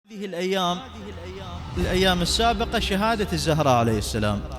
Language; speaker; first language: Arabic; native; Arabic